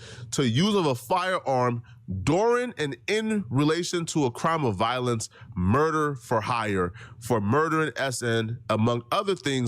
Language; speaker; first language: English; native; English